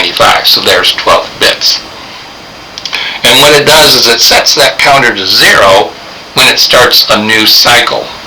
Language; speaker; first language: English; native; English